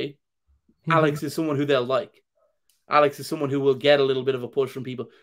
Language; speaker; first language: English; native; English